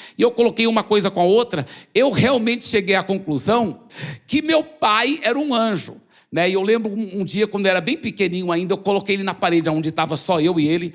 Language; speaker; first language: Portuguese; early bilingual, other home language; English